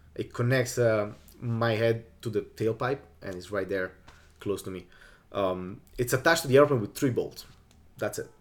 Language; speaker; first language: English; non-native, fluent; Italian